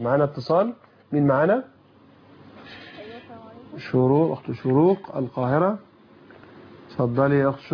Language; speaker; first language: Arabic; native; Arabic